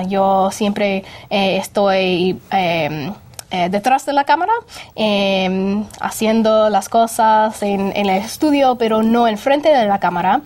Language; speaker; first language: Spanish; non-native, fluent; English